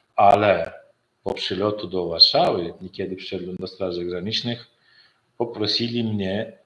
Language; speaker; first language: Polish; non-native, learner; Turkmen